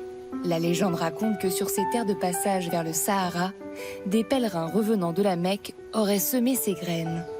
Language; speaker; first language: French; native; French